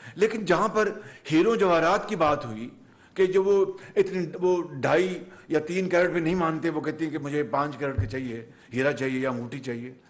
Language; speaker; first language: Urdu; non-native, local second language; Punjabi